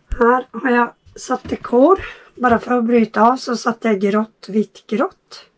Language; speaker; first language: Swedish; native; Swedish